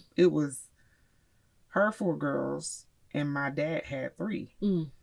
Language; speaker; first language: English; native; English